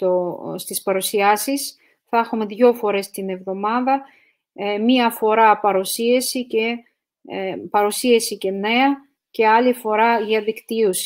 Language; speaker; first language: Greek; non-native, fluent; Russian